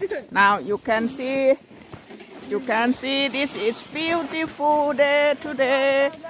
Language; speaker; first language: English; non-native, learner; Thai